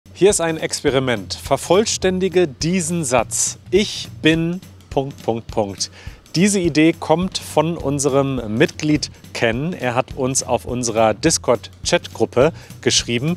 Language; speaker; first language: German; native; German